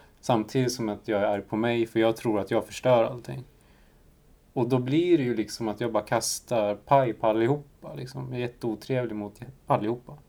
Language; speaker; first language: Swedish; early bilingual, other home language; Spanish